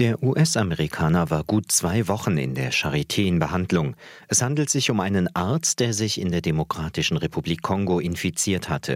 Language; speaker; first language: German; native; German